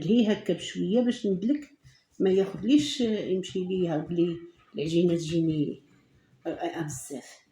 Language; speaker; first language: Arabic; native; Arabic